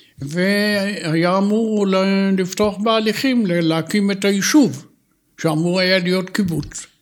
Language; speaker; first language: Hebrew; native; Hebrew